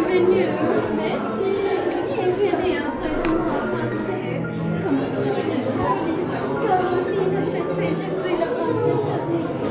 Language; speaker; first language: French; non-native, learner; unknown